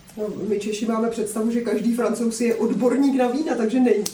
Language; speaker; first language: Czech; native; Czech